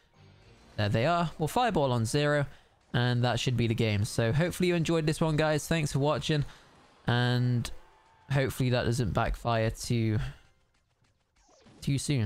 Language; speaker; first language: English; native; English